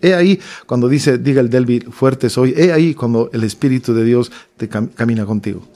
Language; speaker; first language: Spanish; native; Spanish